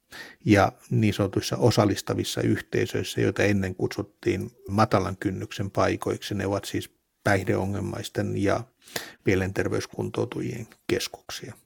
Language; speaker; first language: Finnish; native; Finnish